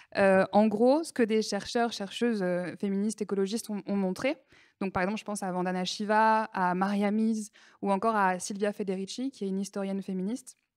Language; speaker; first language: French; native; French